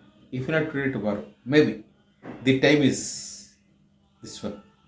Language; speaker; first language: English; non-native, local second language; Telugu